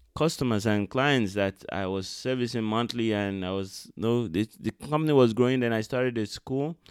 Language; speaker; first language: English; non-native, local second language; Yoruba